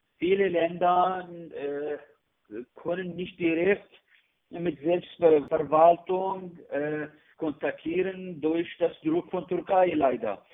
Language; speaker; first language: German; non-native, learner; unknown